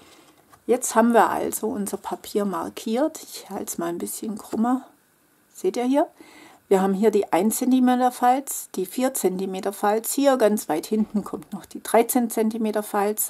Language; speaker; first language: German; native; German